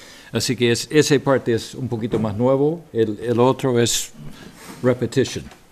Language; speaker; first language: Spanish; non-native, fluent; English